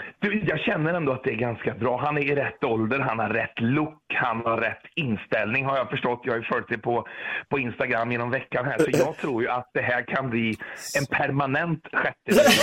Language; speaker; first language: Swedish; native; Swedish